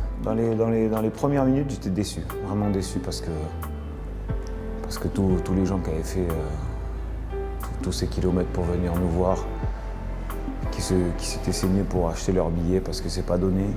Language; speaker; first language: French; native; French